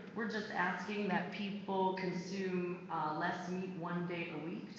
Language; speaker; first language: English; native; English